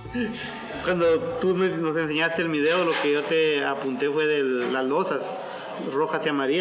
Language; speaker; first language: Spanish; native; Spanish